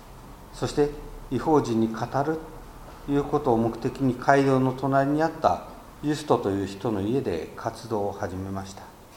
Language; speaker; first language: Japanese; native; Japanese